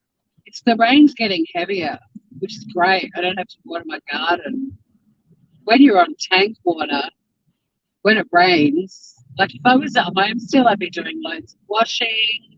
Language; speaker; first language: English; native; English